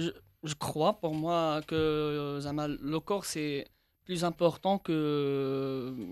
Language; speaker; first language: French; non-native, local second language; Arabic